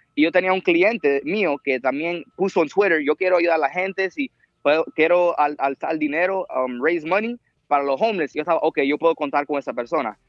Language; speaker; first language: Spanish; early bilingual, heritage; Spanish